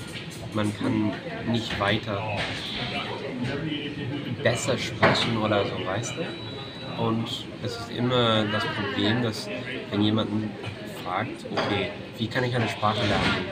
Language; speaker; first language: German; non-native, fluent; English